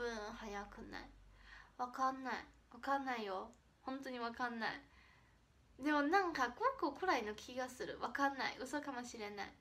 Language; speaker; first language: Japanese; non-native, fluent; Chinese